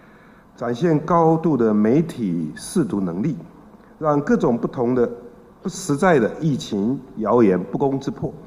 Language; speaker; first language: Chinese; native; Chinese